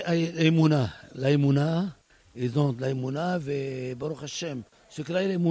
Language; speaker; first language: French; non-native, learner; Arabic